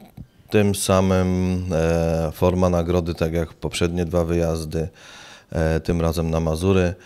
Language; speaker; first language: Polish; native; Polish